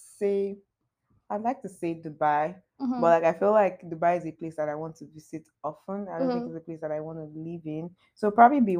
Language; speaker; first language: English; non-native, local second language; Yoruba